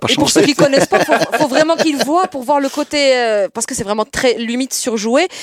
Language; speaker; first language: French; non-native, local second language; Arabic